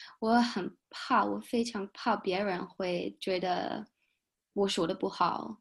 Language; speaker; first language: Chinese; non-native, fluent; English